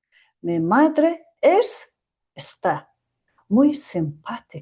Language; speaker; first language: Spanish; non-native, fluent; Mongolian